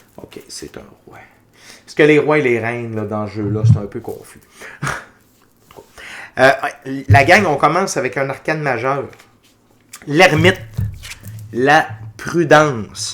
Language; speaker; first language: French; native; French